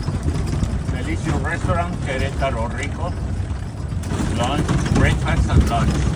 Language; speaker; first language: English; non-native, learner; Spanish